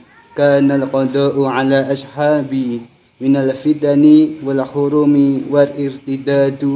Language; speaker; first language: Arabic; non-native, fluent; Javanese